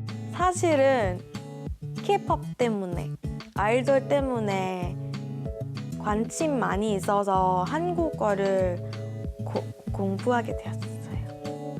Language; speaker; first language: Korean; non-native, learner; Thai